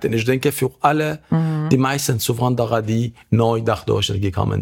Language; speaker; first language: German; non-native, learner; Arabic